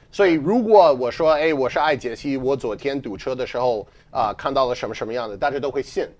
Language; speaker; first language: Chinese; non-native, fluent; English